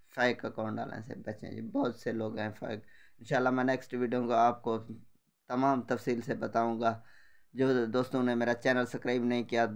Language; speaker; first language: Urdu; non-native, local second language; Saraiki